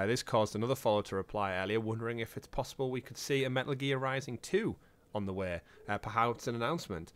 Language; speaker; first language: English; native; English